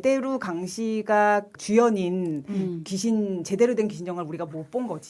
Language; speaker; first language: Korean; native; Korean